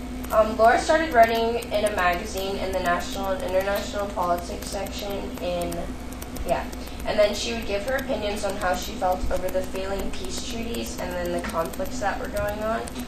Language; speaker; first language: English; native; English